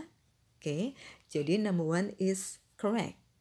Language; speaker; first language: English; non-native, fluent; Indonesian